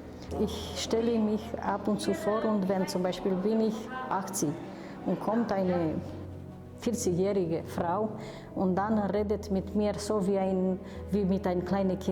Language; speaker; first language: German; non-native, fluent; Romanian